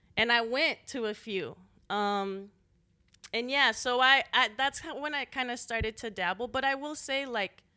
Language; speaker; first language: English; native; English